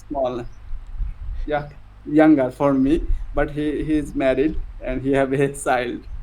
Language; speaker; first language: English; non-native, learner; Bangla